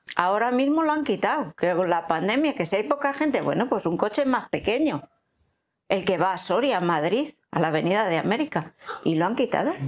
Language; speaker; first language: Spanish; native; Spanish